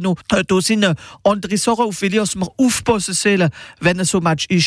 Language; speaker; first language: German; non-native, local second language; Swiss German